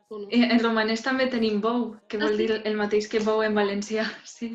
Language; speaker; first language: Catalan; non-native, fluent; Romanian